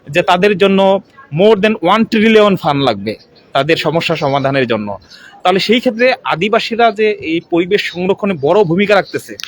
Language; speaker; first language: Bangla; non-native, local second language; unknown